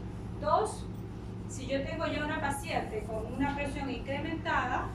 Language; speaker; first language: Spanish; native; Spanish